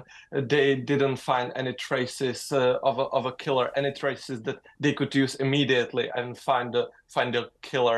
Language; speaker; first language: English; non-native, fluent; Czech